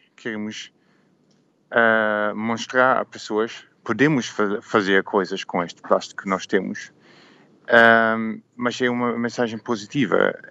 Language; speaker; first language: Portuguese; non-native, learner; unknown